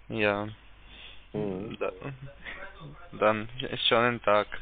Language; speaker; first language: German; non-native, learner; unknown